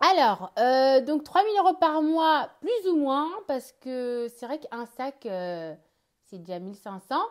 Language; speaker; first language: French; native; French